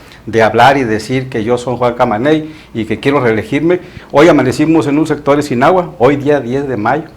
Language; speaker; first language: Spanish; native; Spanish